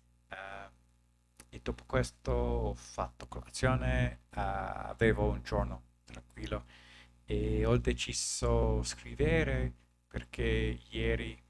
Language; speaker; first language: Italian; non-native, learner; English